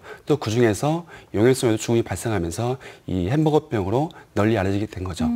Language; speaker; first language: Korean; native; Korean